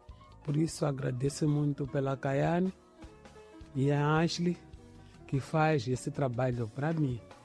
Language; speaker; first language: Portuguese; non-native, local second language; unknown